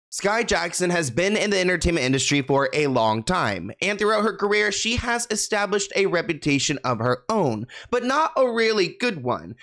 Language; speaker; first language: English; native; English